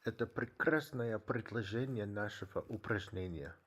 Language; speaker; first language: Russian; non-native, learner; English